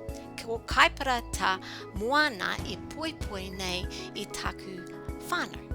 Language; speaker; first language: Māori; non-native, local second language; English